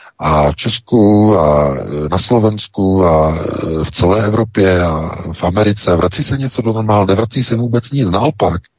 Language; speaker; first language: Czech; native; Czech